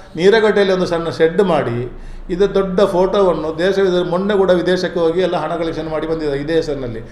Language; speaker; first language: Kannada; non-native, local second language; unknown